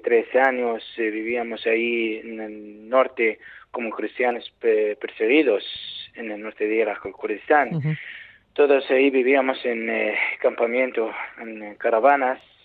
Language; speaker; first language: Spanish; non-native, learner; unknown